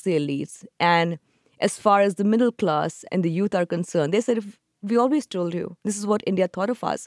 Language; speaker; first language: English; non-native, local second language; Urdu